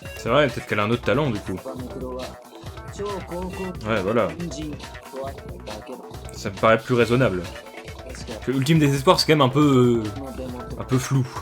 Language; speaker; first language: French; native; French